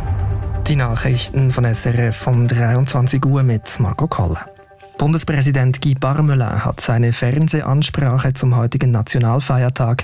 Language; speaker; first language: German; native; German